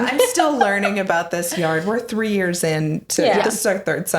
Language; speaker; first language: English; native; English